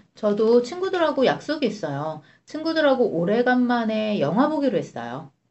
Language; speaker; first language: Korean; native; Korean